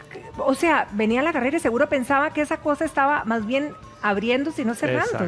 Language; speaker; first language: Spanish; native; Spanish